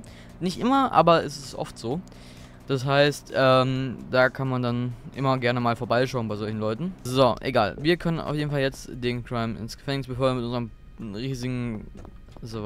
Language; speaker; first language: German; native; German